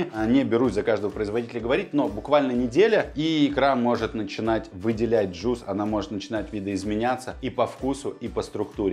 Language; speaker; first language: Russian; native; Russian